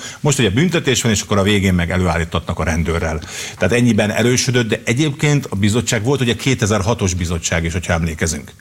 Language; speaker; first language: Hungarian; native; Hungarian